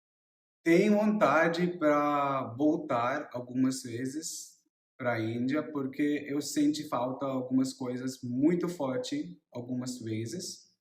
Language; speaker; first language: Portuguese; non-native, learner; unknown